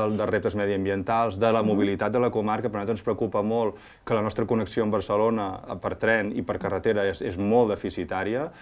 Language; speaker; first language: Catalan; native; Catalan